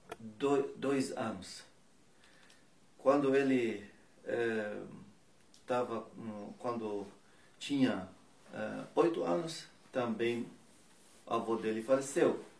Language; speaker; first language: Portuguese; non-native, learner; Persian